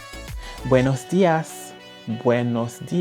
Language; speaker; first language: Spanish; non-native, learner; French